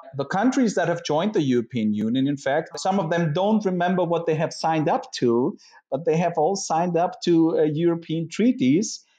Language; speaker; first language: English; non-native, fluent; German